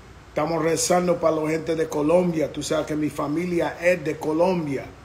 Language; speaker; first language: Spanish; early bilingual, other home language; English